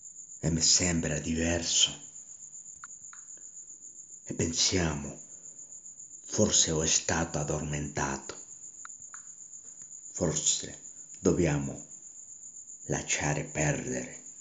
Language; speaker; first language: Italian; non-native, learner; Spanish